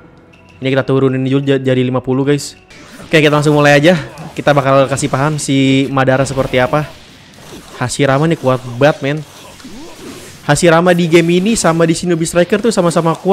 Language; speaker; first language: Indonesian; native; Indonesian